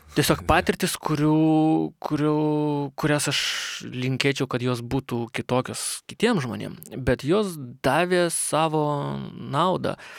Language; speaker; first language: Lithuanian; non-native, local second language; Russian